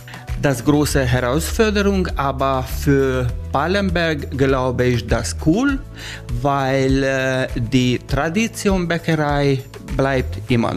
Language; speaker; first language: German; non-native, learner; Hungarian